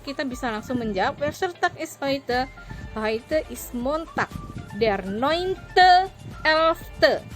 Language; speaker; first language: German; non-native, learner; Indonesian